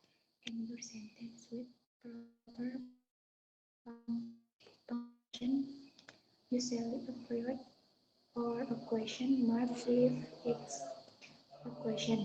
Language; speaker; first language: English; non-native, learner; Indonesian